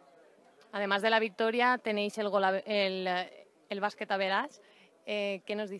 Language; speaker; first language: Spanish; native; Spanish